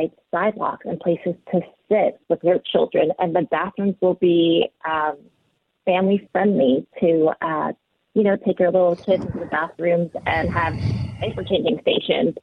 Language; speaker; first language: English; native; English